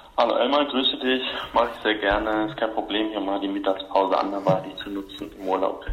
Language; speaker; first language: German; native; German